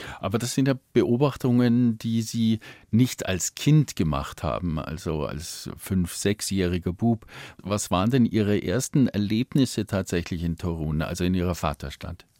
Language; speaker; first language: German; native; German